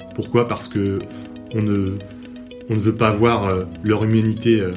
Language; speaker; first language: French; native; French